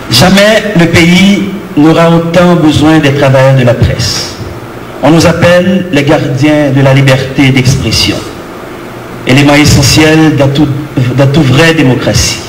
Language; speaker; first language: French; non-native, local second language; Haitian Creole